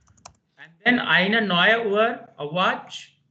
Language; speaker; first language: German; non-native, fluent; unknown